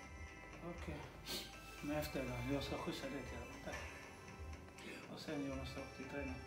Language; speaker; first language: Swedish; non-native, learner; Lingala